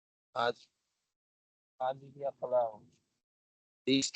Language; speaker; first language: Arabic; non-native, learner; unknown